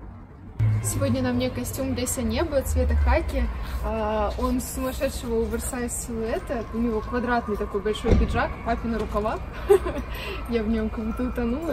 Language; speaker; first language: Russian; native; Russian